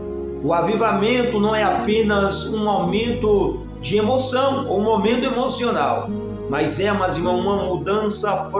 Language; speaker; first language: Portuguese; native; Portuguese